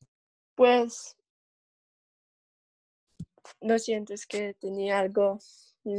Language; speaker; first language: Spanish; non-native, learner; English